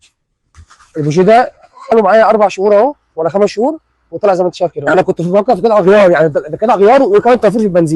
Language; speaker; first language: Arabic; native; Arabic